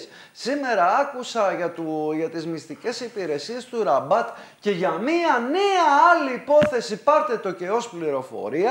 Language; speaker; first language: Greek; native; Greek